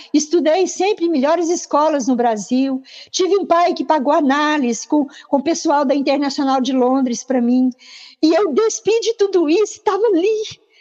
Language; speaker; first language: Portuguese; native; Portuguese